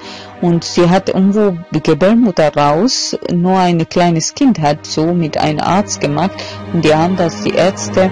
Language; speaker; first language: German; non-native, fluent; Albanian